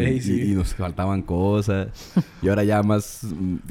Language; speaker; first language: Spanish; native; Spanish